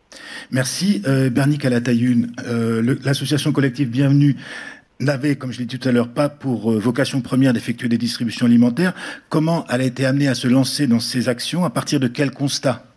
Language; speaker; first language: French; native; French